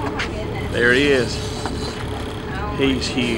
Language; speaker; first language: English; native; English